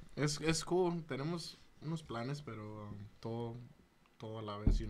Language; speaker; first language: Spanish; early bilingual, other home language; English